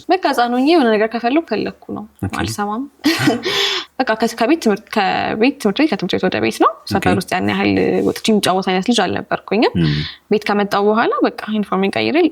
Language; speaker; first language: Amharic; native; Amharic